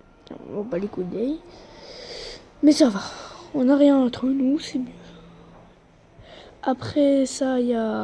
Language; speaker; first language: French; non-native, local second language; Arabic